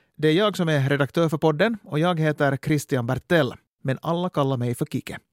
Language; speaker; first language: Swedish; native; Swedish